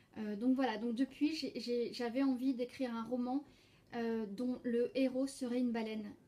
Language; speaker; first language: French; native; French